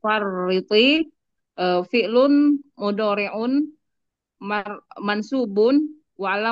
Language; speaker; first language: Arabic; non-native, learner; Indonesian